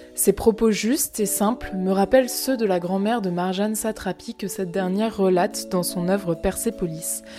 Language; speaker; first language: French; native; French